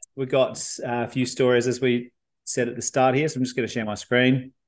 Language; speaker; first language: English; native; English